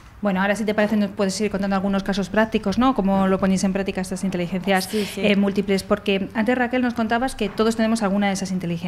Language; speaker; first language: Spanish; native; Spanish